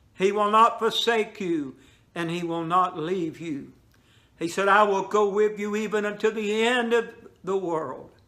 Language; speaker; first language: English; native; English